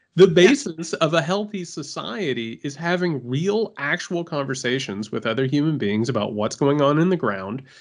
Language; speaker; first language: English; native; English